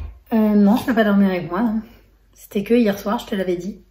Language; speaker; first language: French; native; French